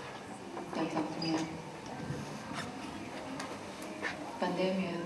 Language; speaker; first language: Russian; non-native, fluent; Lithuanian